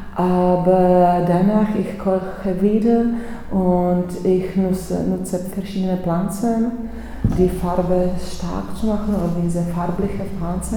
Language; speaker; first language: German; non-native, fluent; Czech